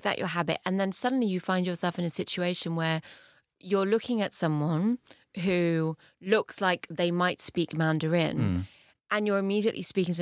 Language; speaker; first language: English; early bilingual, heritage; English